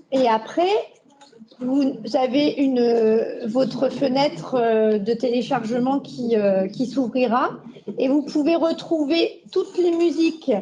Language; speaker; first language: French; native; French